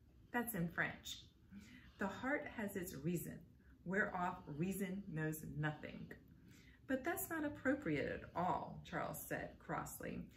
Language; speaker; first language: English; native; English